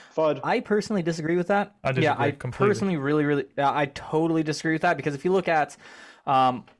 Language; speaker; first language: English; native; English